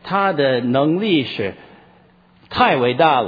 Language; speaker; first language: Chinese; non-native, fluent; English